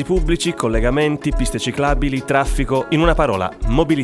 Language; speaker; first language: Italian; native; Italian